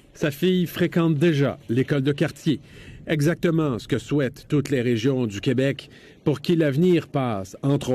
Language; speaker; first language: French; native; French